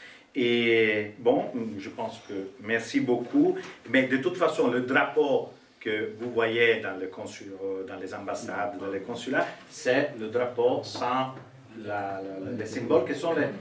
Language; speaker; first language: French; non-native, fluent; Italian